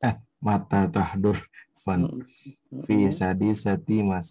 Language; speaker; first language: Arabic; non-native, learner; Indonesian